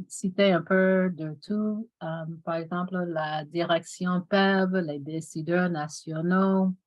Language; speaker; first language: French; non-native, fluent; English